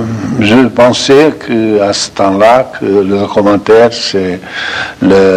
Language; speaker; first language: French; non-native, fluent; Portuguese